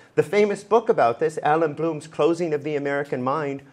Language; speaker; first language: English; native; English